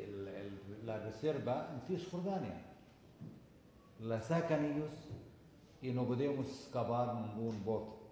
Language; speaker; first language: Spanish; non-native, fluent; Arabic